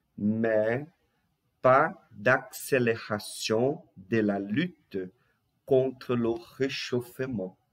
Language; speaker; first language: French; non-native, fluent; Portuguese